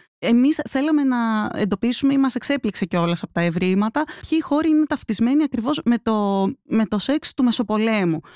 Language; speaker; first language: Greek; native; Greek